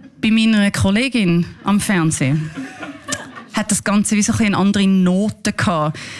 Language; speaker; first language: German; native; German